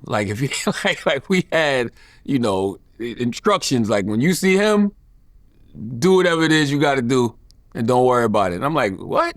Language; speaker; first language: English; native; English